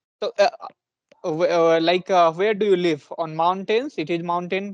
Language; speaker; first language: English; non-native, local second language; Punjabi